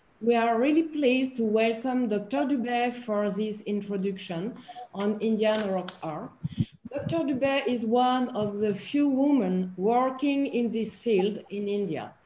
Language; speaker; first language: English; non-native, fluent; French